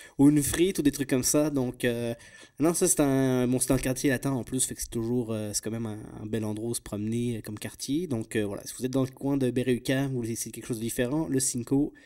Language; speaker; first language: French; native; French